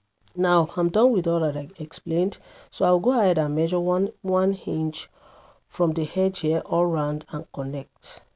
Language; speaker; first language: English; non-native, local second language; Yoruba